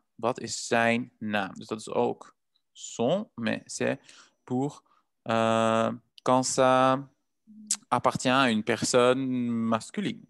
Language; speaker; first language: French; non-native, fluent; Dutch